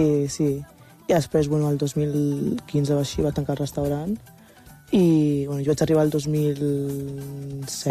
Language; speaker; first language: Catalan; early bilingual, other home language; Wolof